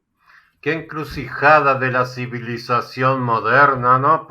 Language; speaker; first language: Spanish; native; Spanish